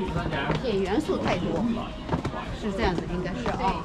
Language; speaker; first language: Chinese; native; Chinese